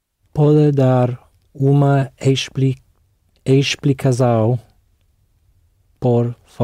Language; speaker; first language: Portuguese; non-native, learner; English